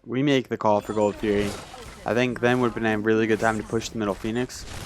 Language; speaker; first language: English; native; English